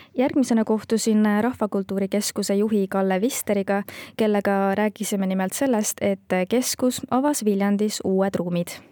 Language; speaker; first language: Estonian; native; Estonian